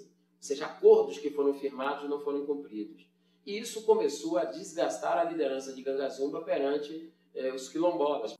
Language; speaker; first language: Portuguese; native; Portuguese